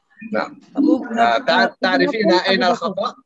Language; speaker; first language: Arabic; non-native, fluent; Indonesian